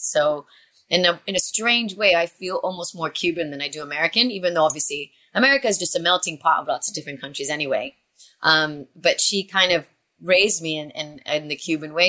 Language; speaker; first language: English; early bilingual, other home language; Spanish